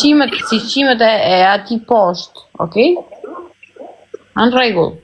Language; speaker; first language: Albanian; native; Albanian